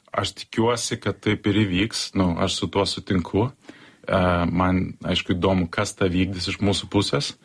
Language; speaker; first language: Lithuanian; early bilingual, heritage; Lithuanian